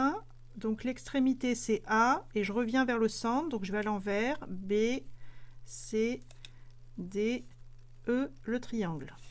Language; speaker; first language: French; native; French